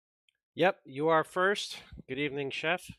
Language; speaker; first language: English; native; English